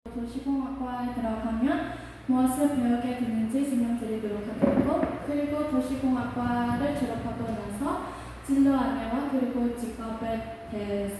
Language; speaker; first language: Korean; non-native, local second language; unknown